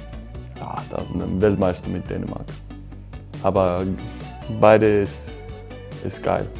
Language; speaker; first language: German; non-native, learner; Danish